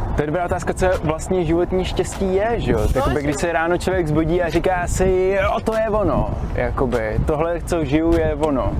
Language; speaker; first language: Czech; native; Czech